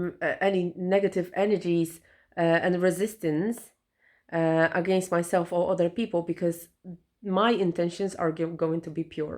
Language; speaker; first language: English; non-native, fluent; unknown